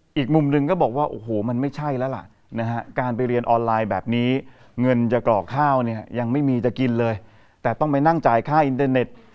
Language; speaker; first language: Thai; native; Thai